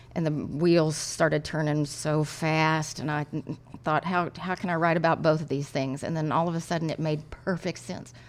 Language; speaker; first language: English; native; English